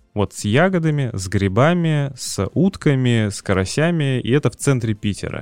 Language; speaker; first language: Russian; native; Russian